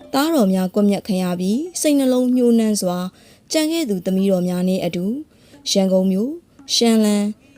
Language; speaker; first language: Burmese; native; Burmese